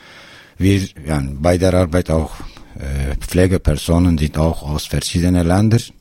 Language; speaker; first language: German; non-native, learner; Kurdish